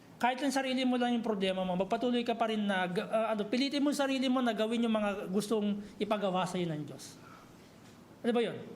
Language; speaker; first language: Filipino; native; Filipino